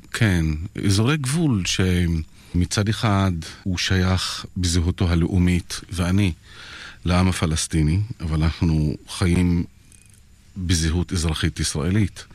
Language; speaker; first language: Hebrew; non-native, local second language; Arabic